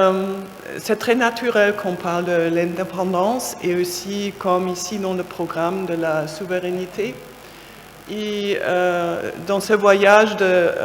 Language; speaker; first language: French; non-native, fluent; German